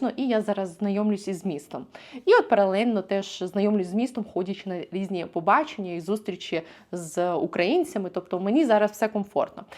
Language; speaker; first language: Ukrainian; native; Ukrainian